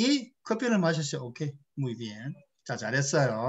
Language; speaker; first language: Korean; native; Korean